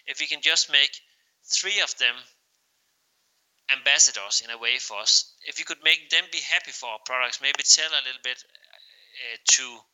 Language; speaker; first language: English; non-native, fluent; Danish